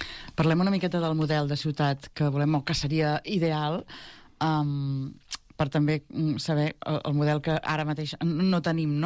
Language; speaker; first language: Catalan; native; Catalan